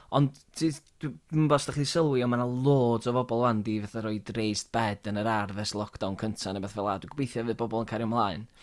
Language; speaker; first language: Welsh; native; Welsh